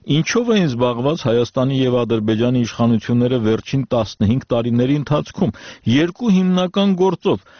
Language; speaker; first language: Armenian; native; Armenian